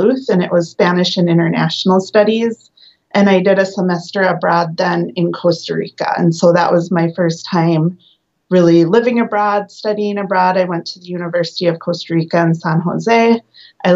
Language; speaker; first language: English; native; English